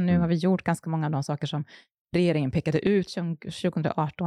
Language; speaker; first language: Swedish; native; Swedish